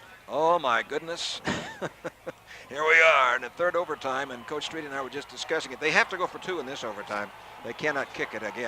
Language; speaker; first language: English; native; English